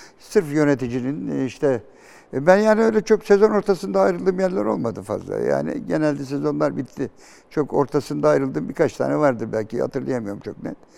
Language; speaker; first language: Turkish; native; Turkish